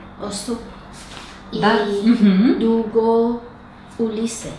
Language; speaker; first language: Polish; non-native, learner; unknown